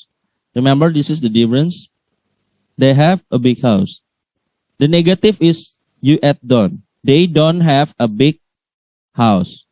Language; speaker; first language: English; non-native, learner; Indonesian